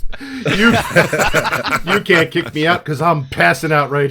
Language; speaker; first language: English; native; English